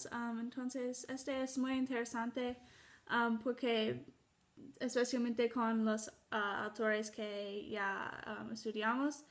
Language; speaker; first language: Spanish; non-native, learner; English